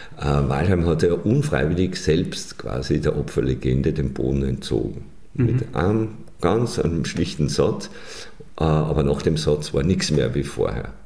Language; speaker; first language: German; native; German